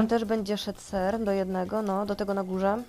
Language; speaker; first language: Polish; native; Polish